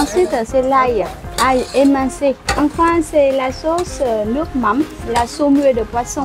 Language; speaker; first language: French; non-native, fluent; Vietnamese